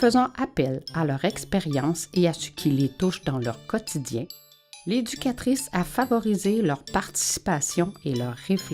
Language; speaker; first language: French; native; French